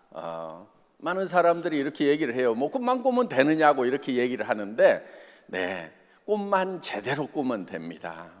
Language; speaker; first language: Korean; native; Korean